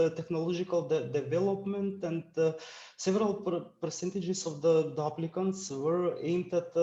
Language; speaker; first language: English; non-native, fluent; Macedonian